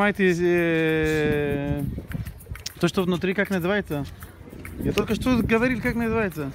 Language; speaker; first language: Russian; non-native, fluent; Arabic